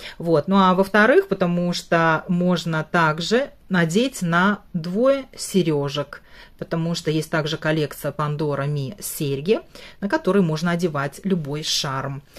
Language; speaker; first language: Russian; native; Russian